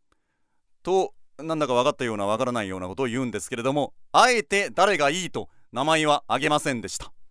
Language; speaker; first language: Japanese; native; Japanese